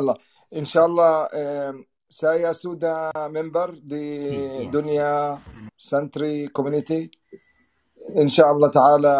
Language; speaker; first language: Indonesian; non-native, learner; Arabic